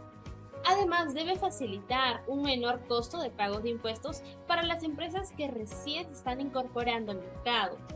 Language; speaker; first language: Spanish; native; Spanish